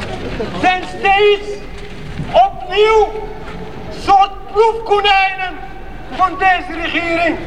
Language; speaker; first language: Dutch; non-native, fluent; Arabic